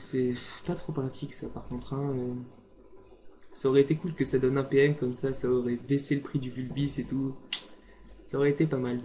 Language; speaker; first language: French; native; French